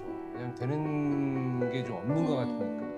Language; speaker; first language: Korean; native; Korean